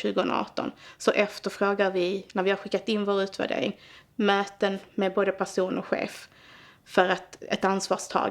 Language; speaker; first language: Swedish; native; Swedish